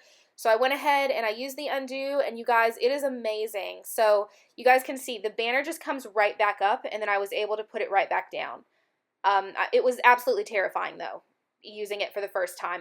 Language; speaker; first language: English; native; English